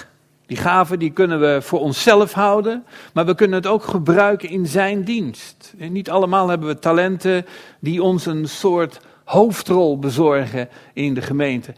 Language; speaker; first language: Dutch; native; Dutch